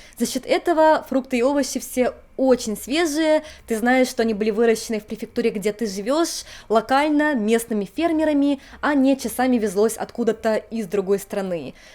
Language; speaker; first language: Russian; native; Russian